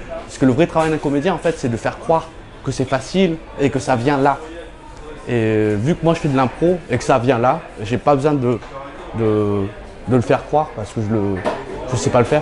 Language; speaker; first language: French; early bilingual, other home language; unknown